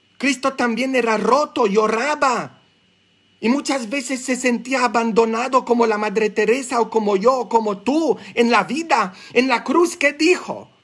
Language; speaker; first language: Spanish; non-native, fluent; English